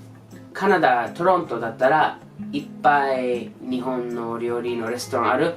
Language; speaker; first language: Japanese; non-native, learner; English